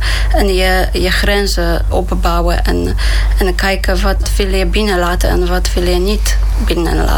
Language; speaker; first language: Dutch; non-native, fluent; Polish